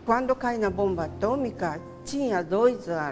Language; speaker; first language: Portuguese; non-native, learner; Japanese